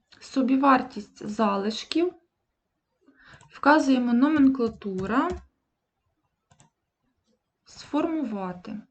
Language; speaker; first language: Ukrainian; native; Ukrainian